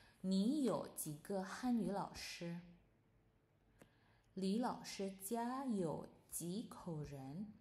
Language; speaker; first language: Chinese; non-native, fluent; Indonesian